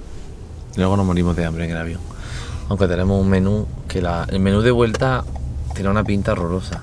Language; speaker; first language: Spanish; native; Spanish